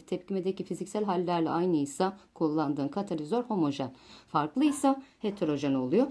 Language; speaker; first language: Turkish; native; Turkish